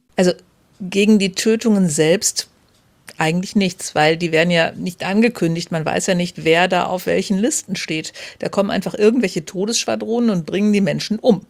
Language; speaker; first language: German; native; German